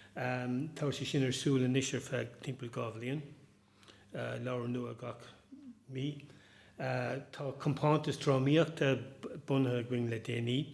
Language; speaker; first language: Irish; non-native, local second language; English